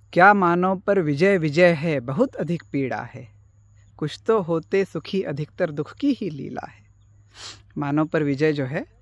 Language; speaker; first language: Hindi; native; Hindi